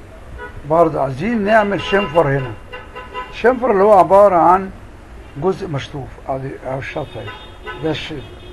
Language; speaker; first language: Arabic; native; Arabic